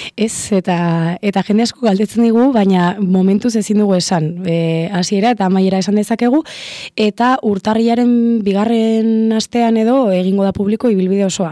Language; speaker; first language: Basque; non-native, local second language; Spanish